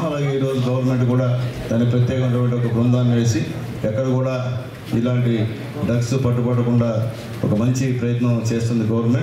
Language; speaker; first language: Telugu; native; Telugu